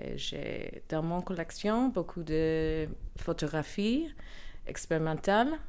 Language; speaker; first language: French; non-native, learner; English